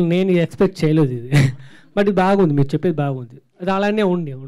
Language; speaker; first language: Telugu; non-native, fluent; Tamil